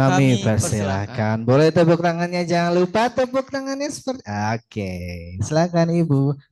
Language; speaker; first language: Indonesian; native; Indonesian